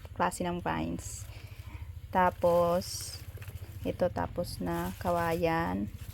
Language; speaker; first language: Filipino; non-native, local second language; Hiligaynon